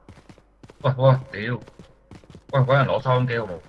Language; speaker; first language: Chinese; native; Chinese